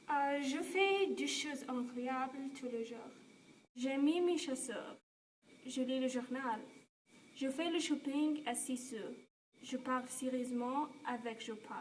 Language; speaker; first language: French; non-native, learner; English